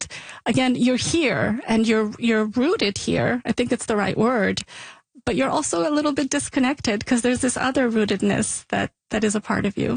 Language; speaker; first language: English; early bilingual, other home language; Sicilian